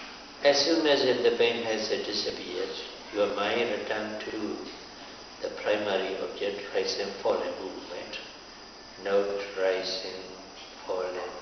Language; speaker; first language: English; non-native, fluent; Burmese